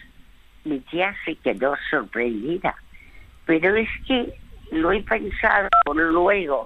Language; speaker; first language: Spanish; early bilingual, other home language; French